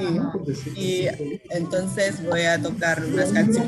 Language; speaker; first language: Spanish; non-native, fluent; Indonesian